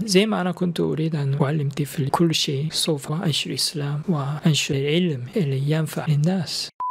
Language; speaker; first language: Arabic; non-native, fluent; Korean